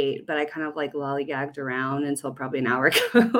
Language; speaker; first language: English; native; English